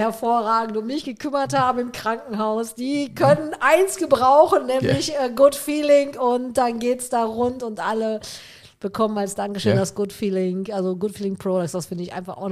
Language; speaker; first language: German; native; German